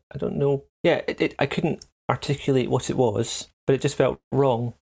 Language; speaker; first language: English; native; English